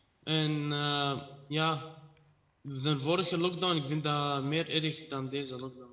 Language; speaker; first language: Dutch; non-native, learner; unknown